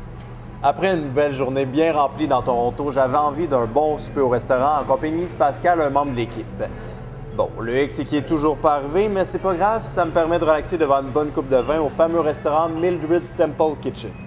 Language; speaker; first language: French; native; French